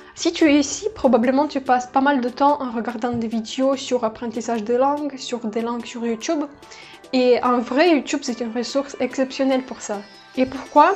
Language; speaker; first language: French; non-native, fluent; Russian